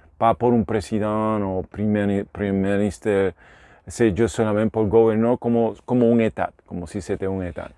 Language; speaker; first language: French; non-native, learner; Spanish